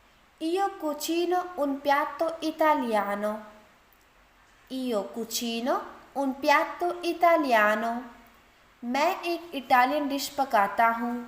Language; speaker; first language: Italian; non-native, fluent; Urdu